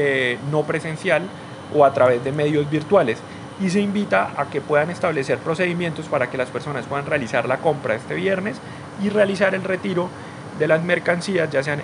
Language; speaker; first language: Spanish; native; Spanish